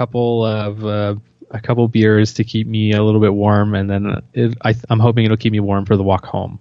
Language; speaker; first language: English; native; English